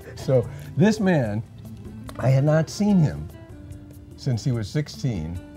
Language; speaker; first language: English; native; English